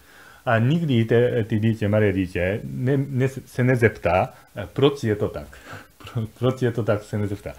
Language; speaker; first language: Czech; non-native, fluent; Japanese